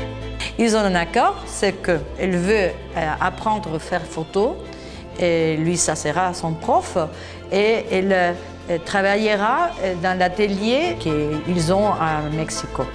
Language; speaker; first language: French; non-native, fluent; Spanish